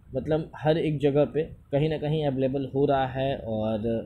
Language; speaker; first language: Hindi; native; Hindi